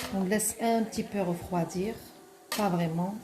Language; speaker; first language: French; non-native, local second language; Arabic